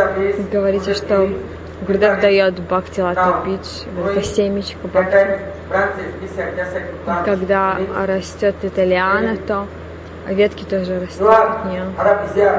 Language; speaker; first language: Russian; non-native, fluent; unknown